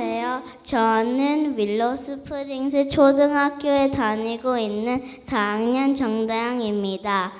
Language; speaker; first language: Korean; early bilingual, heritage; Korean